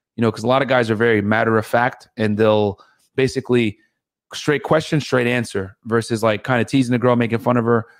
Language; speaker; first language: English; native; English